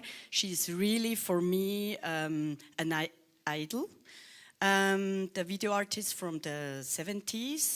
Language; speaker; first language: English; non-native, learner; Swiss German